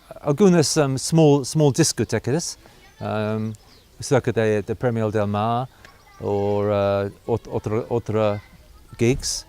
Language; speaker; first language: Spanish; non-native, learner; English